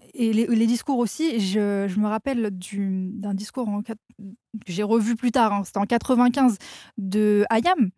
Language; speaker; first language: French; native; French